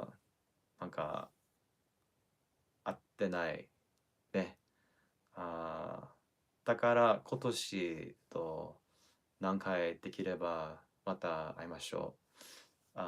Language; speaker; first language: Japanese; non-native, learner; English